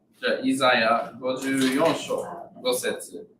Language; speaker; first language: Japanese; non-native, learner; English